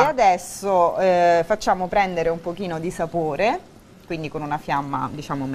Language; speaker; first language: Italian; native; Italian